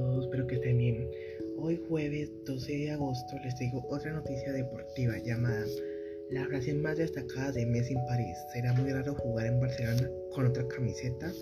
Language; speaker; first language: Spanish; native; Spanish